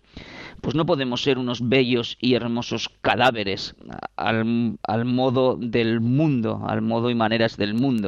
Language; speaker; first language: Spanish; native; Spanish